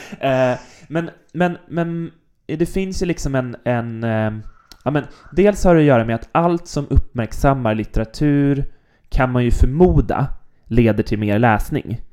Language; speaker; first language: Swedish; native; Swedish